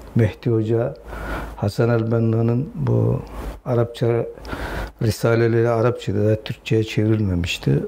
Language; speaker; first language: Turkish; non-native, local second language; Zaza